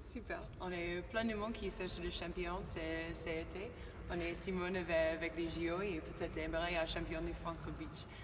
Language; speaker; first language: French; non-native, learner; English